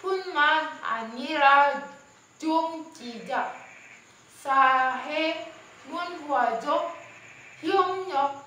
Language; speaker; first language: Korean; non-native, learner; Indonesian